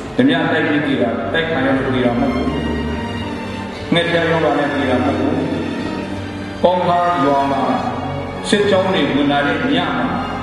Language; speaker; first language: Burmese; non-native, local second language; Kachin